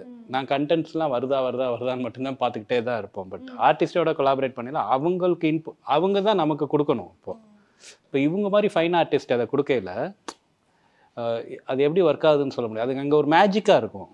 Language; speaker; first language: Tamil; native; Tamil